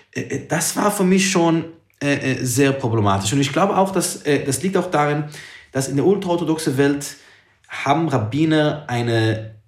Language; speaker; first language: German; non-native, fluent; English